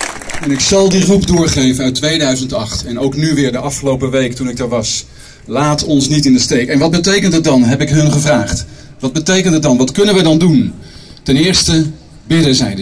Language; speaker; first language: Dutch; native; Dutch